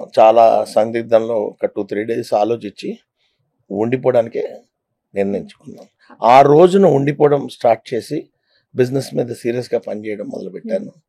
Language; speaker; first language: Telugu; native; Telugu